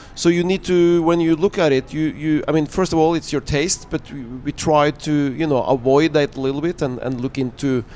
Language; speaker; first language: English; non-native, fluent; Norwegian